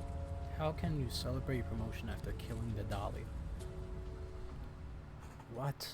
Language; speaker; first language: English; native; English